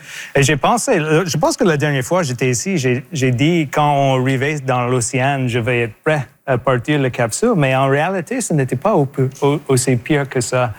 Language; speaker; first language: French; non-native, local second language; English